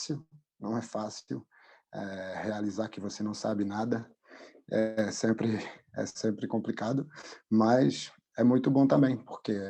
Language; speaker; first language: Portuguese; non-native, fluent; French